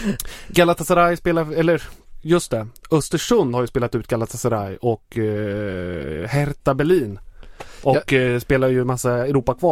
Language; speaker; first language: Swedish; native; Swedish